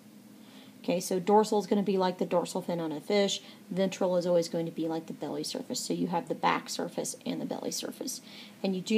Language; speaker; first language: English; native; English